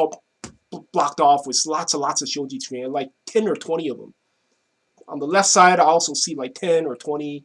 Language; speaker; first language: English; non-native, fluent; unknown